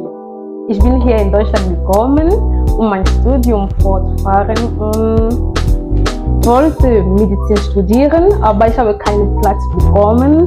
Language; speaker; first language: German; non-native, learner; French